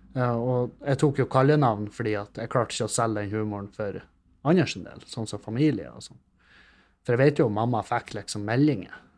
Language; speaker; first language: Norwegian; native; Norwegian